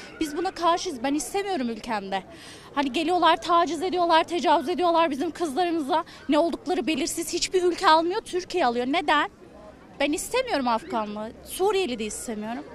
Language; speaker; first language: Turkish; native; Turkish